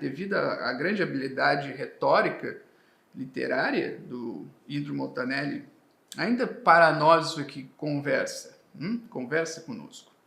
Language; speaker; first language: Portuguese; native; Portuguese